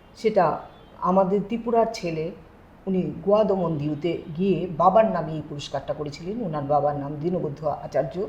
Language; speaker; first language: Bangla; native; Bangla